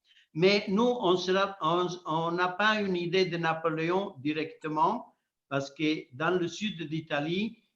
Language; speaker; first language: French; non-native, fluent; Italian